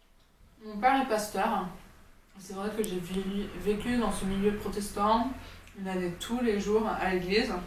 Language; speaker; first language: French; early bilingual, heritage; French